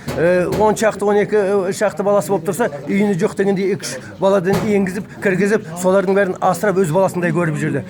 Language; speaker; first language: Kazakh; native; Kazakh